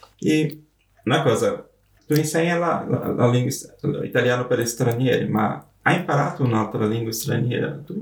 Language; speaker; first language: Italian; non-native, fluent; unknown